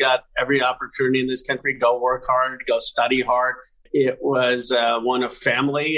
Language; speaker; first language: English; native; English